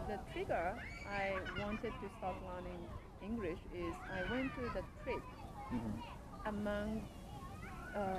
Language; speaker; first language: English; non-native, learner; Japanese